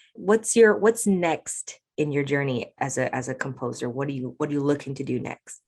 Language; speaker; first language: English; native; English